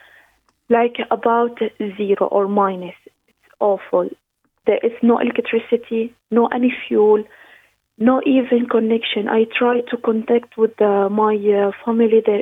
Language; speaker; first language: English; non-native, learner; Arabic